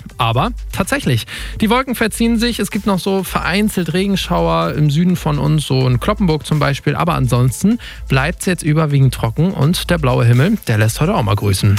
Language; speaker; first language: German; native; German